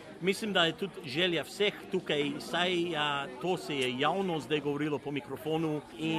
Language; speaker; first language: Slovenian; native; Slovenian